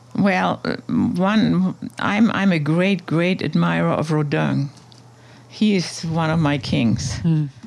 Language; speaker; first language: English; non-native, fluent; German